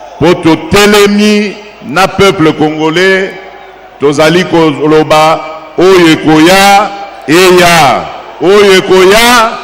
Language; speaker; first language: Lingala; native; Lingala